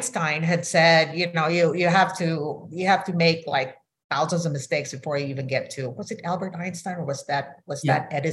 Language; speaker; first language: English; non-native, local second language; Filipino